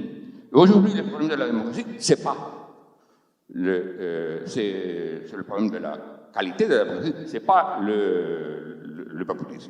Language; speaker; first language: French; non-native, fluent; Spanish